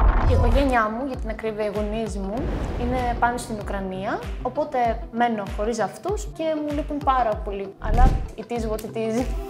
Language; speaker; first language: Greek; non-native, fluent; Russian